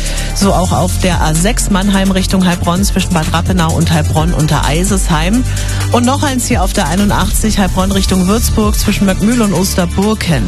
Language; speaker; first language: German; native; German